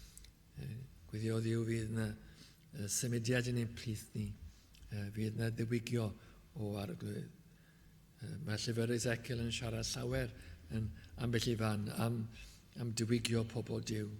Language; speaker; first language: Welsh; native; Welsh